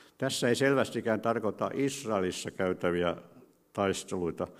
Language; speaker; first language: Finnish; native; Finnish